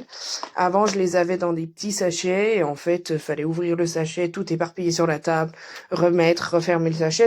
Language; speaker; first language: French; native; French